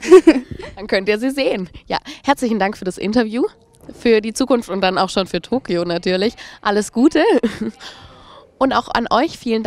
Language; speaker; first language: German; native; German